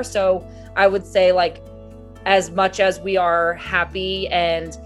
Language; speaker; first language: English; native; English